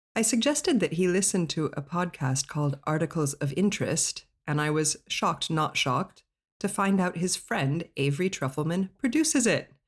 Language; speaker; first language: English; native; English